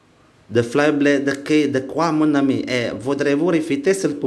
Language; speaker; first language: French; non-native, learner; Indonesian